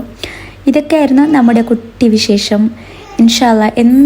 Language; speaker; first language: Malayalam; native; Malayalam